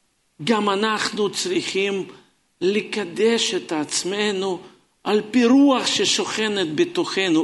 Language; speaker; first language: Hebrew; non-native, fluent; Russian